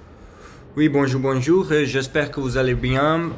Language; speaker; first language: French; non-native, learner; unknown